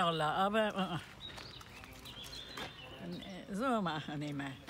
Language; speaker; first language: German; non-native, learner; Turkish